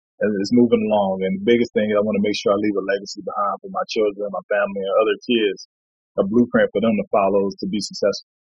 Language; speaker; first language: English; native; English